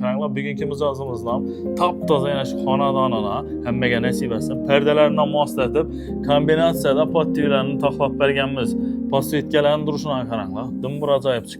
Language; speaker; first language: Uzbek; native; Uzbek